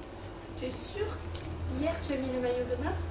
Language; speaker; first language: French; native; French